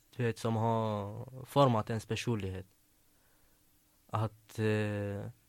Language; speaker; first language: Swedish; early bilingual, other home language; Arabic